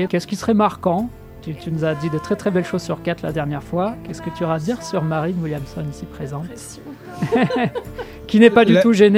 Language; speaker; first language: French; native; French